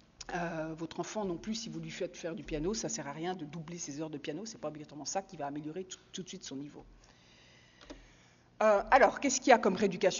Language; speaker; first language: French; native; French